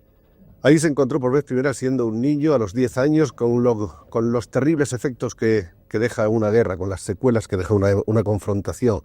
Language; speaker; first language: Spanish; native; Spanish